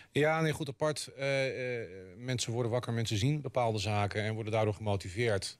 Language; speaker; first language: Dutch; native; Dutch